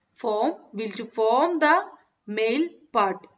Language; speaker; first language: English; non-native, local second language; Malayalam